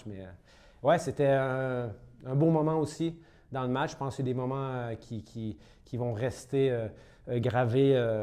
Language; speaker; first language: French; native; French